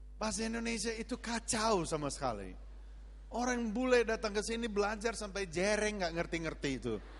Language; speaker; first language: Indonesian; non-native, fluent; English